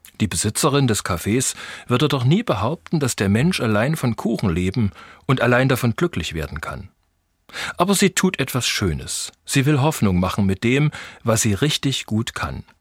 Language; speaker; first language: German; native; German